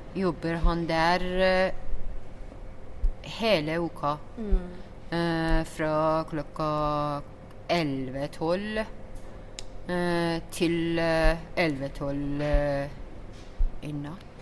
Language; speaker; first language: Norwegian; non-native, learner; Persian